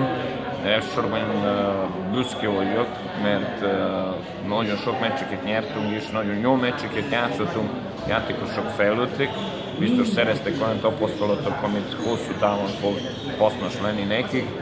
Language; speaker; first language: Hungarian; non-native, learner; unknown